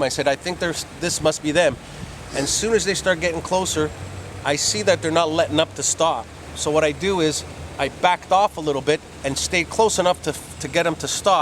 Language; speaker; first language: English; native; English